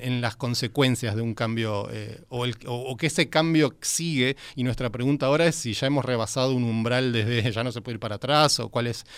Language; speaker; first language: Spanish; native; Spanish